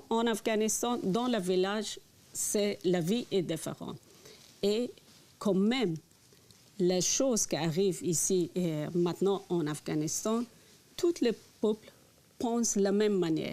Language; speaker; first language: French; non-native, learner; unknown